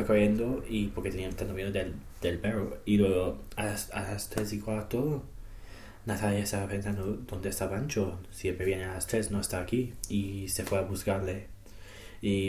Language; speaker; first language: Spanish; non-native, learner; English